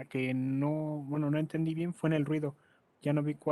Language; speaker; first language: Spanish; native; Spanish